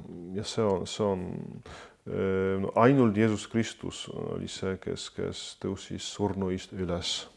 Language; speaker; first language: Estonian; non-native, fluent; Polish